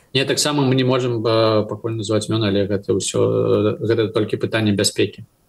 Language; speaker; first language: Belarusian; non-native, local second language; Russian